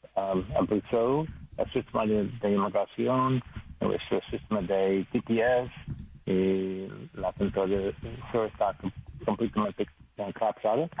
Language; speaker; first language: Spanish; non-native, learner; English